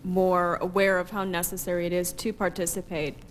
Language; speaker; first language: English; native; English